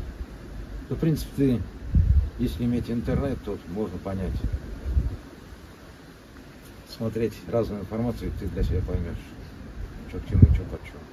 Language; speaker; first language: Russian; native; Russian